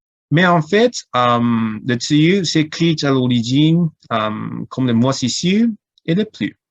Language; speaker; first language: French; non-native, learner; Cantonese